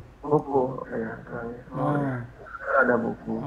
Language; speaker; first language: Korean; non-native, learner; Indonesian